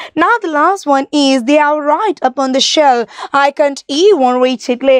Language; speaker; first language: English; non-native, local second language; Malayalam